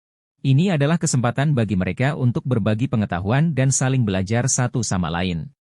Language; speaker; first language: Indonesian; native; Indonesian